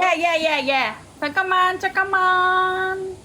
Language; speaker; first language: Korean; non-native, learner; Thai